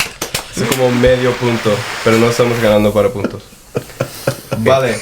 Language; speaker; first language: Spanish; non-native, fluent; English